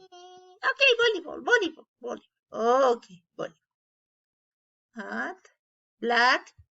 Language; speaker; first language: English; non-native, learner; Spanish